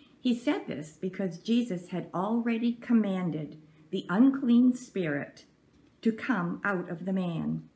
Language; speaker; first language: English; native; English